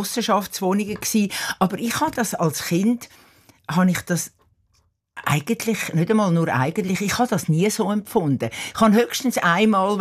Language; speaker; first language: German; native; German